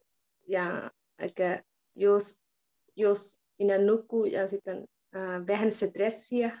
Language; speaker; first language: Finnish; non-native, learner; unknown